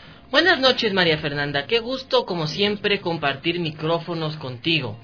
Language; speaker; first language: Spanish; native; Spanish